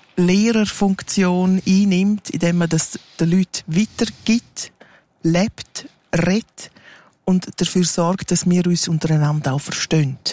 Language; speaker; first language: German; non-native, local second language; Romansh